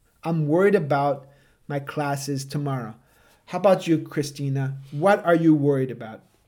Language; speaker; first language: English; native; English